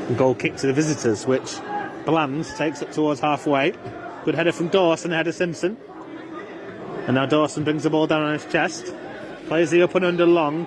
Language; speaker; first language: English; native; English